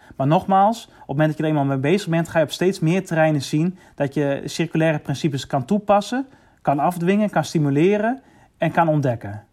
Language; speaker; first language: Dutch; native; Dutch